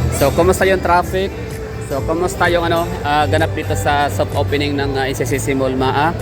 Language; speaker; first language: Filipino; non-native, local second language; Cebuano